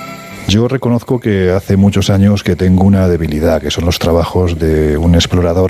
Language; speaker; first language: Spanish; native; Spanish